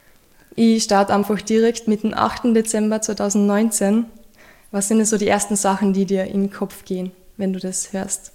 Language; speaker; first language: German; native; German